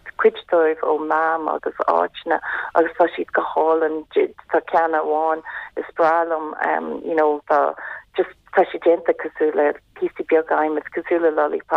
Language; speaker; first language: Irish; non-native, local second language; English